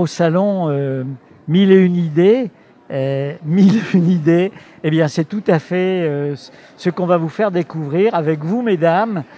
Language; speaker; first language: French; native; French